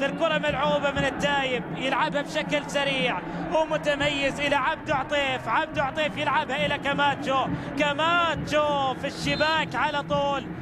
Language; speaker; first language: Arabic; native; Arabic